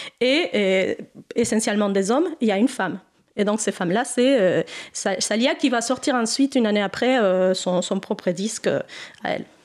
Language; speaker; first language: French; non-native, fluent; Spanish